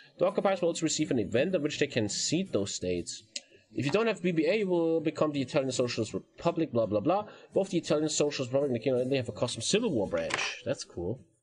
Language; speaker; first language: English; non-native, fluent; German